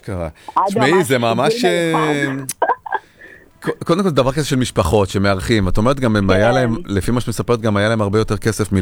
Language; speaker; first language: Hebrew; native; Hebrew